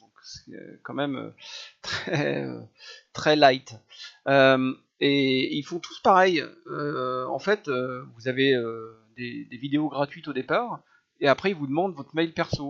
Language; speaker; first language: French; native; French